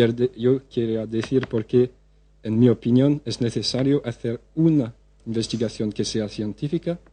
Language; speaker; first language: Spanish; non-native, fluent; French